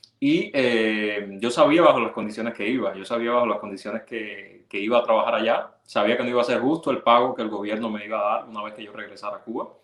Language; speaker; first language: Spanish; native; Spanish